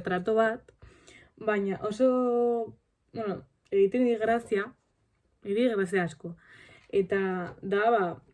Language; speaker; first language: Basque; non-native, local second language; Spanish